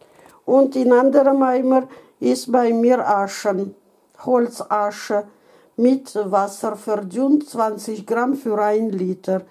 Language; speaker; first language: German; non-native, fluent; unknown